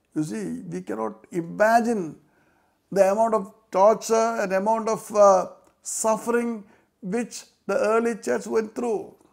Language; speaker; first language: English; non-native, local second language; Malayalam